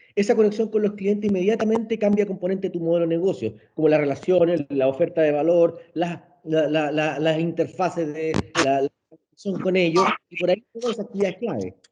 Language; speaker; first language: Spanish; native; Spanish